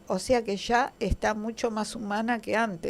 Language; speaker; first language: Spanish; native; Spanish